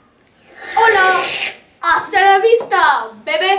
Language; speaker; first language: Spanish; non-native, learner; English